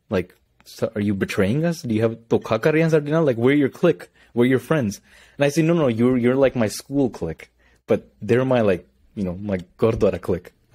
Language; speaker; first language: English; early bilingual, other home language; Punjabi